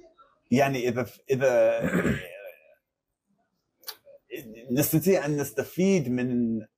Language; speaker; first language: Arabic; non-native, fluent; English